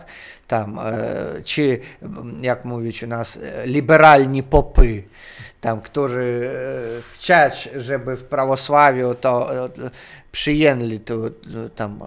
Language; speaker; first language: Polish; non-native, learner; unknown